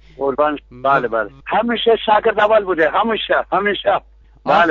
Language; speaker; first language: Persian; non-native, local second language; Kurdish